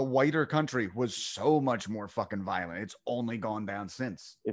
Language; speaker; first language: English; native; English